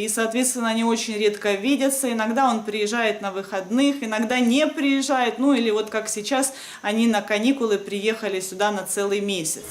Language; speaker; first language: Russian; native; Russian